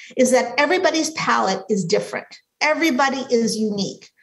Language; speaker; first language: English; native; English